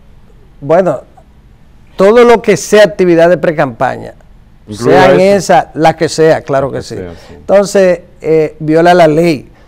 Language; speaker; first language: Spanish; native; Spanish